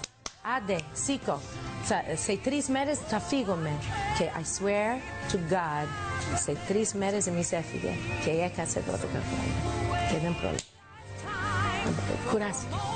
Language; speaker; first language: Greek; early bilingual, heritage; English